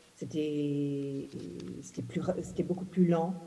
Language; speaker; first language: French; early bilingual, other home language; English